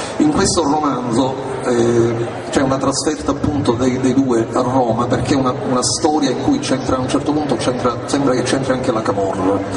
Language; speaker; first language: Italian; native; Italian